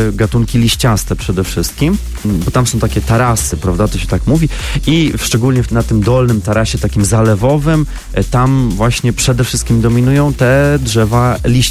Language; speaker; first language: Polish; native; Polish